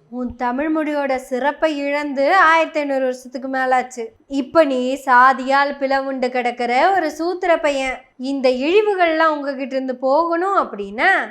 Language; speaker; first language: Tamil; non-native, local second language; Malayalam